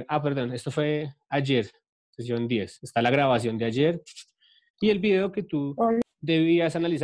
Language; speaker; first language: Spanish; native; Spanish